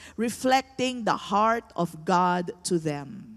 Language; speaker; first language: English; non-native, local second language; Filipino